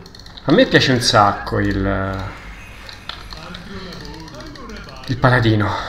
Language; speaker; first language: Italian; native; Italian